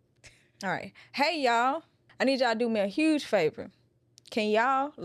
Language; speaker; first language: English; native; English